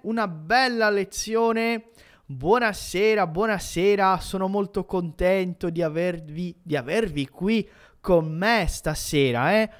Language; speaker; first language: Italian; non-native, fluent; Portuguese